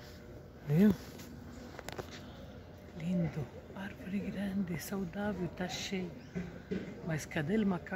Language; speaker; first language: Portuguese; non-native, fluent; Arabic